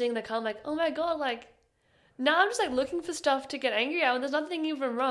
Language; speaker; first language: English; native; English